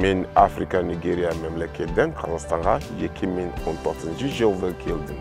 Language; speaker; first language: Kazakh; non-native, learner; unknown